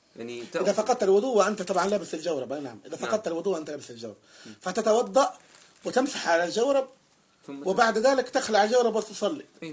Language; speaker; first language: Arabic; native; Arabic